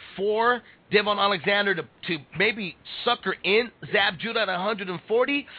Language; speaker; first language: English; native; English